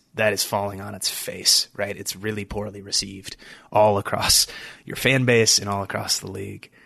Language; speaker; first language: English; native; English